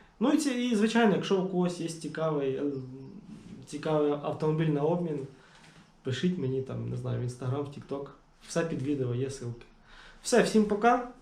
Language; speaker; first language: Ukrainian; native; Ukrainian